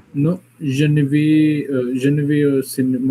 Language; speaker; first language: French; non-native, learner; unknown